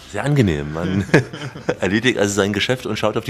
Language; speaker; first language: German; native; German